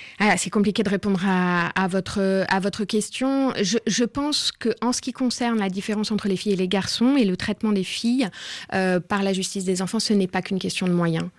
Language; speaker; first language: French; native; French